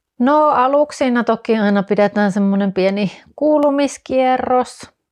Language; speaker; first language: Finnish; native; Finnish